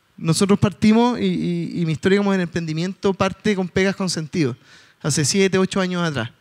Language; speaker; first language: Spanish; native; Spanish